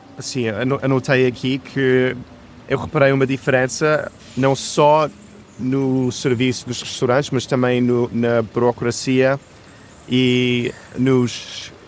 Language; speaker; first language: Portuguese; non-native, fluent; English